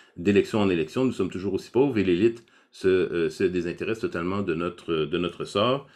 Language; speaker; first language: French; native; French